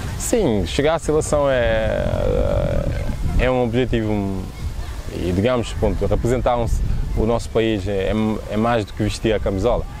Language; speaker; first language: Portuguese; non-native, local second language; Kabuverdianu